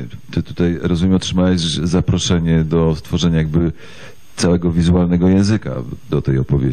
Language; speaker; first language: Polish; native; Polish